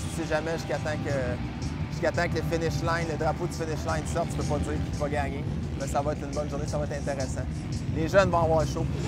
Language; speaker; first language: French; native; French